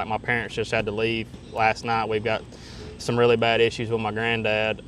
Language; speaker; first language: English; native; English